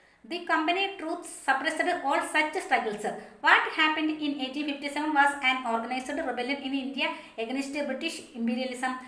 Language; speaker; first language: English; non-native, local second language; Malayalam